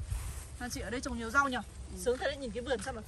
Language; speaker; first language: Chinese; non-native, fluent; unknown